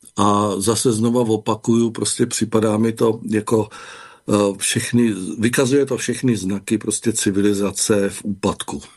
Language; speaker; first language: Czech; native; Czech